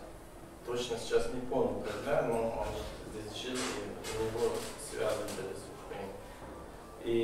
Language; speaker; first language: Russian; non-native, fluent; German